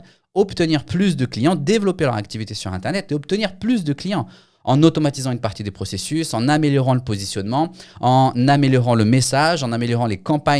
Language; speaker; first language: French; native; French